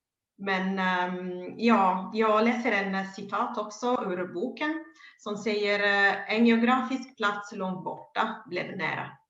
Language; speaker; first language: Swedish; non-native, fluent; Italian